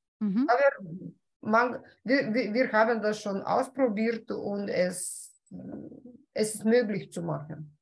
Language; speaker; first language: German; non-native, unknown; Lithuanian